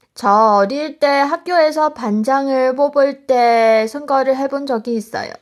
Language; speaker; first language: Korean; non-native, fluent; Chinese